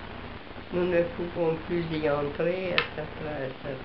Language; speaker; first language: French; non-native, fluent; Hungarian